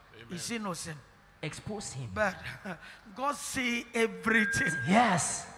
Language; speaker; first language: English; non-native, local second language; Ibibio